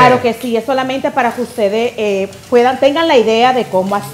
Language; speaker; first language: Spanish; native; Spanish